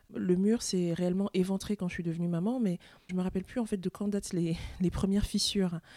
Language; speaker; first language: French; native; French